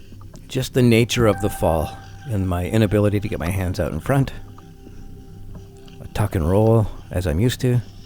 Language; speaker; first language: English; native; English